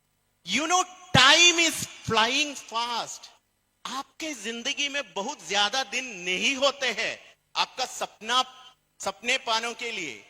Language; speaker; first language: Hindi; non-native, fluent; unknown